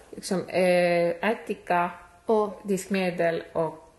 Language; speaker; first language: Swedish; non-native, fluent; Estonian